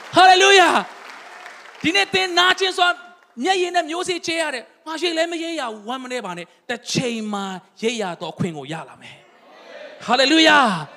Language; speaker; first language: Burmese; non-native, local second language; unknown